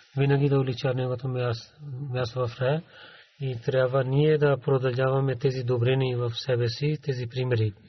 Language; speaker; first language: Bulgarian; non-native, learner; Urdu